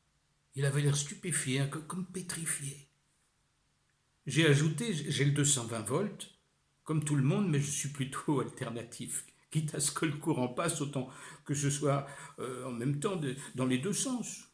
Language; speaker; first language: French; native; French